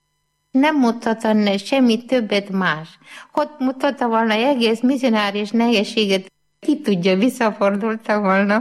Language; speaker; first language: Hungarian; non-native, learner; Malayalam